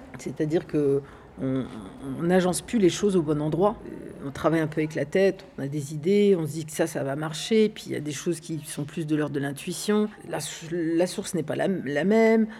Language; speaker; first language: French; early bilingual, other home language; Arabic